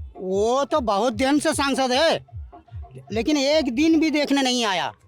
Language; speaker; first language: Hindi; non-native, local second language; Bangla